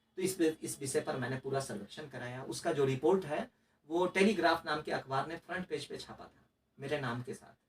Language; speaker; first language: Hindi; non-native, local second language; Maithili